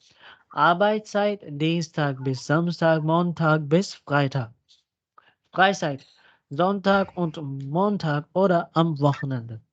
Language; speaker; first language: German; non-native, fluent; Urdu